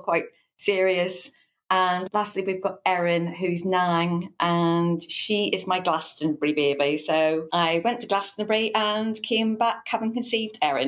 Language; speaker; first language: English; native; English